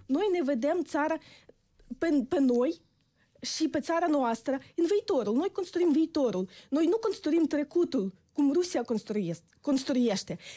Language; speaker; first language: Romanian; non-native, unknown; Ukrainian